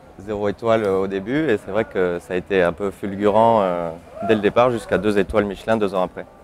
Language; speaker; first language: French; native; French